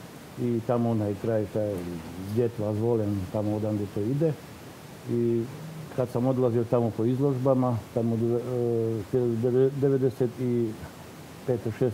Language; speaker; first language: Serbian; non-native, local second language; Slovak